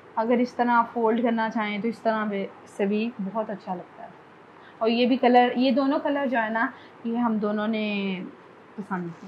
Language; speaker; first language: Urdu; native; Urdu